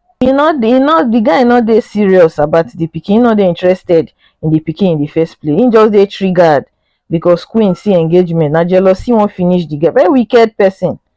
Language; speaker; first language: Nigerian Pidgin; native; Nigerian Pidgin